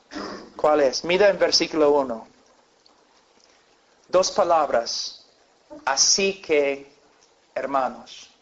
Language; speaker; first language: Spanish; non-native, fluent; English